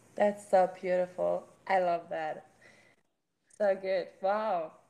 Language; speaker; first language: English; non-native, fluent; German